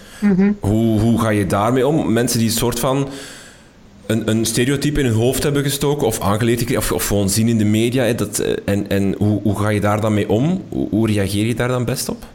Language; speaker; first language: Dutch; native; Dutch